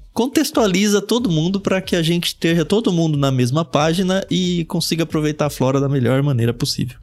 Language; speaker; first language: Portuguese; native; Portuguese